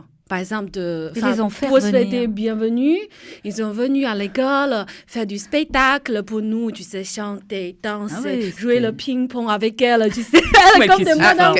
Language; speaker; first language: French; non-native, fluent; Chinese